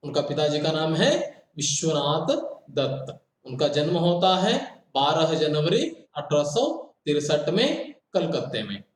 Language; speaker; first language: Hindi; non-native, local second language; Kannada